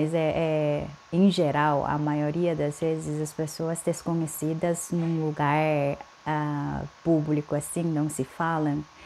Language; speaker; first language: Portuguese; non-native, fluent; Korean